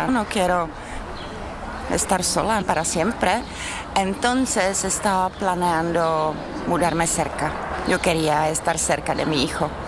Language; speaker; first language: Spanish; non-native, fluent; Czech